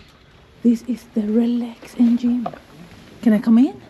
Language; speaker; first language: English; non-native, fluent; Swedish